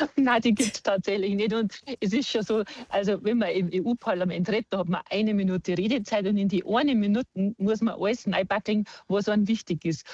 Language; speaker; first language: German; native; German